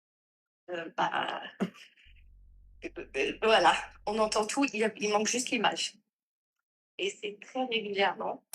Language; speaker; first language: French; native; French